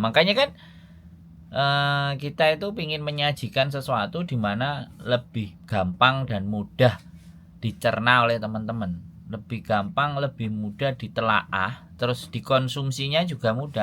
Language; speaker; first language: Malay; non-native, local second language; Javanese